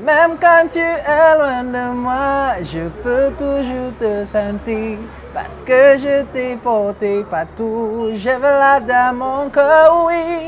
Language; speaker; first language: French; non-native, local second language; English